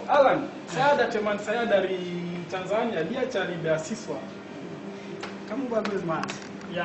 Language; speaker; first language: Indonesian; non-native, learner; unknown